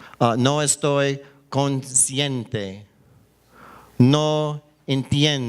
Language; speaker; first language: Spanish; non-native, learner; English